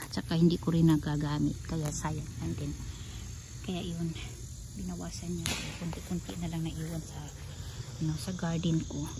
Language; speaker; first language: Filipino; non-native, local second language; Cebuano